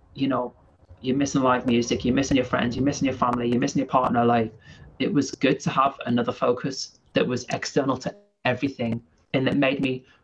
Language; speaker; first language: English; native; English